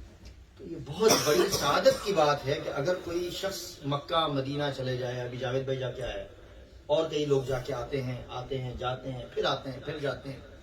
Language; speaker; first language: Urdu; native; Urdu